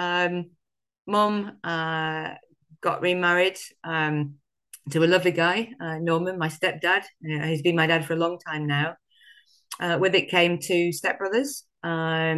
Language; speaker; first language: English; native; English